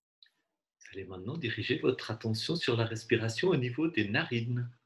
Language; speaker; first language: French; native; French